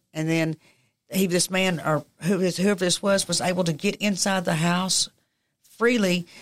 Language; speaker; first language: English; native; English